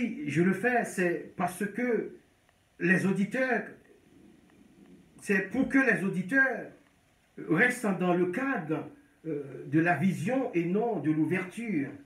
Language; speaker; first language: French; non-native, local second language; Haitian Creole